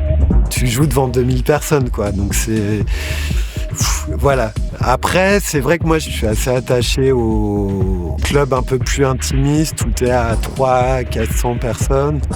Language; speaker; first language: French; native; French